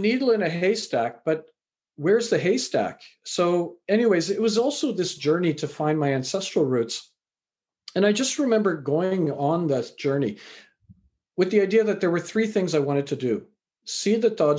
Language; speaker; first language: English; native; English